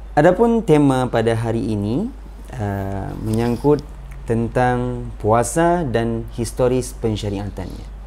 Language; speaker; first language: Malay; non-native, local second language; Achinese